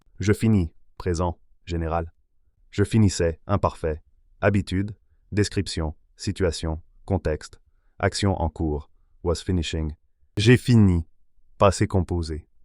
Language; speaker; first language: French; native; French